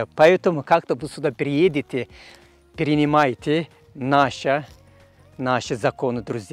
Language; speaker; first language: Russian; non-native, fluent; Turkish